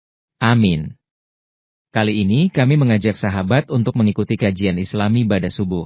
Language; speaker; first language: Indonesian; native; Indonesian